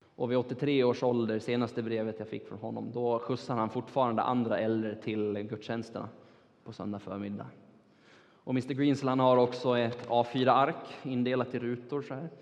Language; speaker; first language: Swedish; non-native, fluent; Turkish